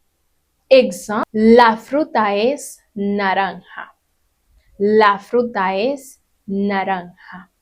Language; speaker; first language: Spanish; non-native, fluent; Haitian Creole